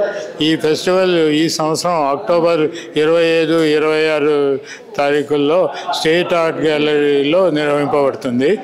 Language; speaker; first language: Telugu; native; Telugu